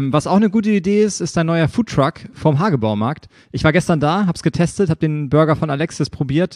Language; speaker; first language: German; native; German